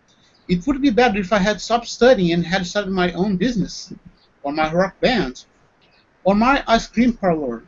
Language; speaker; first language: English; non-native, fluent; Portuguese